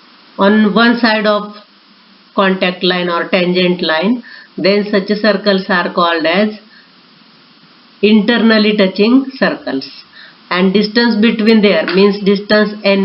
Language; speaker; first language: English; non-native, local second language; Marathi